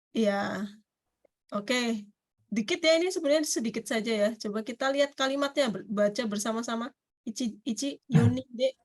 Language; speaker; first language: Indonesian; native; Indonesian